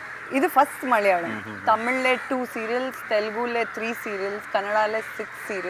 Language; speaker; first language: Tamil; non-native, fluent; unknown